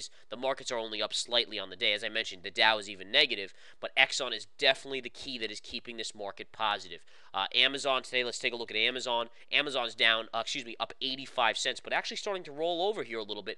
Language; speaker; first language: English; native; English